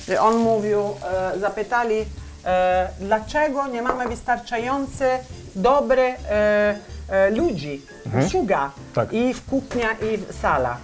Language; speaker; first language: Polish; non-native, learner; Italian